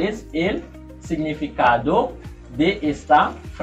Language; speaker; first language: Spanish; non-native, learner; Haitian Creole